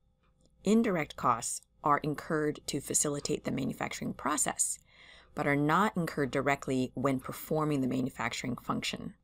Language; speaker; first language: English; native; English